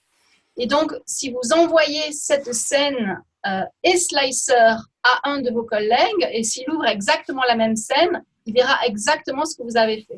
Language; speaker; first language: French; native; French